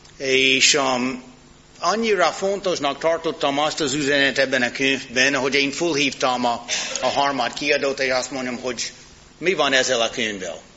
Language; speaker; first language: Hungarian; non-native, fluent; English